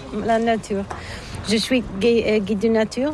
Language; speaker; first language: French; non-native, learner; Bulgarian